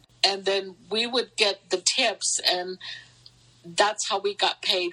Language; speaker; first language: English; early bilingual, other home language; Spanish